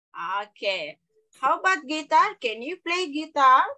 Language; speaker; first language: English; non-native, learner; Indonesian